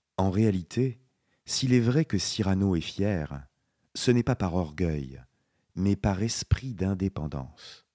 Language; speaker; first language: French; native; French